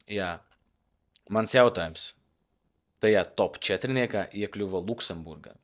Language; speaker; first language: Latvian; native; Latvian